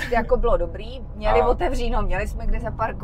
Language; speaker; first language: Czech; native; Czech